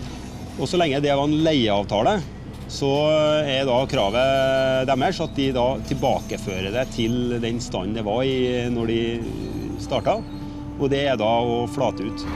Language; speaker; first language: Norwegian; native; Norwegian